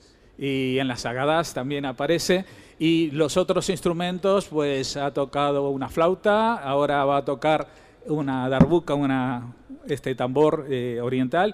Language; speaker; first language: Spanish; native; Spanish